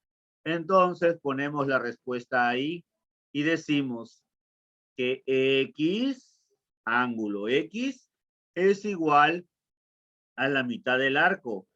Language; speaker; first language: Spanish; native; Spanish